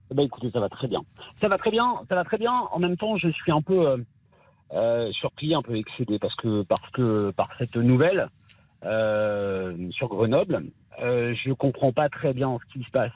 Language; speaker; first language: French; native; French